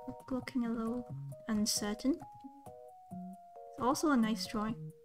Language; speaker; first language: English; non-native, local second language; Cantonese